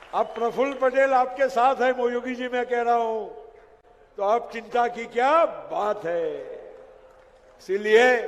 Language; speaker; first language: Hindi; non-native, local second language; Gujarati